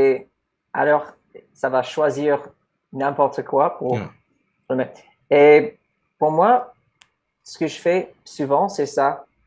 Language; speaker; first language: French; non-native, fluent; English